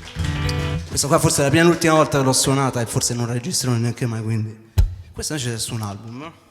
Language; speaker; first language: Italian; native; Italian